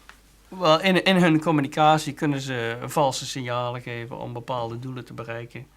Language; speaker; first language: Dutch; native; Dutch